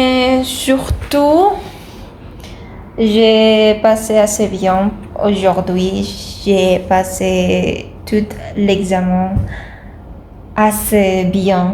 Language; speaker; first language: French; non-native, learner; Indonesian